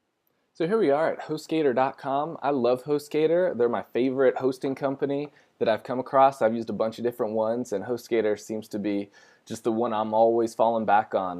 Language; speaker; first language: English; native; English